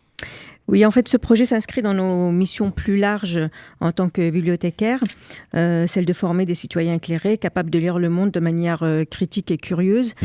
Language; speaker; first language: French; native; French